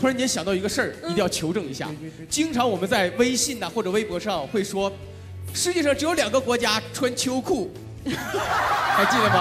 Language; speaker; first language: Chinese; native; Chinese